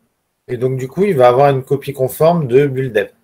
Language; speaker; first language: French; native; French